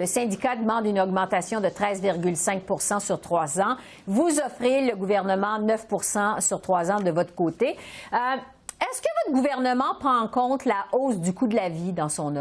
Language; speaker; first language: French; native; French